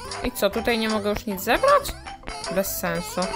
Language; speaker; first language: Polish; native; Polish